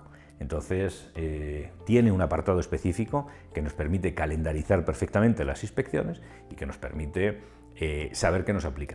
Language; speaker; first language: Spanish; native; Spanish